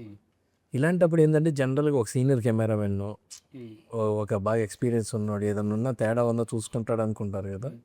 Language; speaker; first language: Telugu; native; Telugu